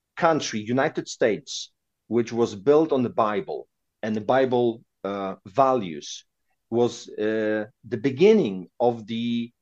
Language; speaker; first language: English; non-native, fluent; Polish